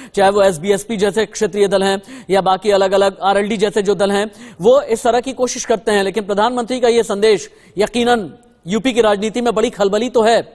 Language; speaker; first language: Hindi; native; Hindi